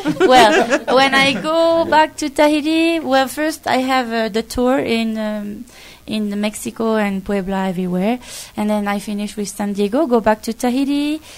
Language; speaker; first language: English; non-native, fluent; French